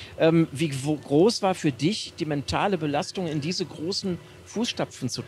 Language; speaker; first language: German; native; German